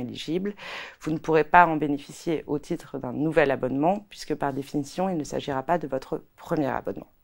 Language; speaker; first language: French; native; French